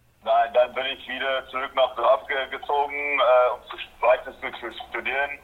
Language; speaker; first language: German; non-native, fluent; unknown